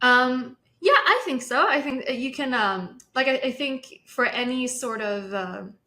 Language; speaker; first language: English; non-native, fluent; Swedish